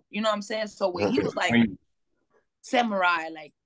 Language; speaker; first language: English; native; English